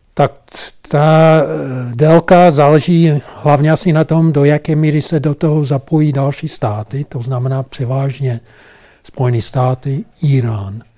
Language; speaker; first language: Czech; non-native, fluent; English